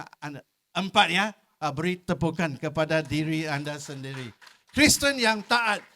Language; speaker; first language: Malay; non-native, local second language; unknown